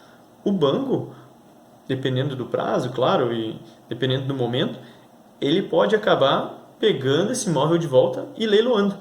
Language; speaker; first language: Portuguese; native; Portuguese